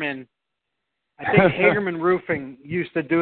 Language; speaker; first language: English; native; English